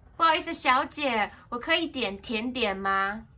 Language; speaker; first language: Chinese; non-native, fluent; English